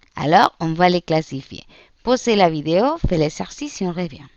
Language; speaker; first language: French; non-native, fluent; Spanish